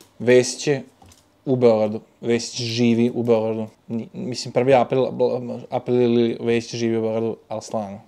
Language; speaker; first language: Serbian; native; Serbian